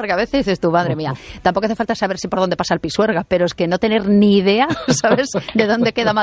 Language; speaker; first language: Spanish; native; Spanish